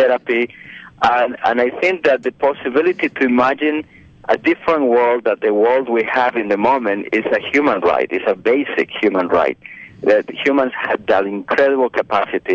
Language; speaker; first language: English; non-native, fluent; Spanish